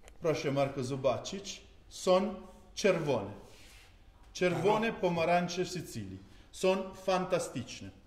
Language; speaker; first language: Polish; non-native, learner; Italian